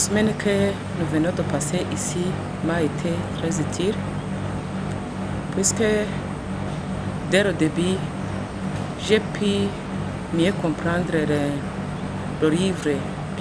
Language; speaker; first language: French; non-native, local second language; Kinyarwanda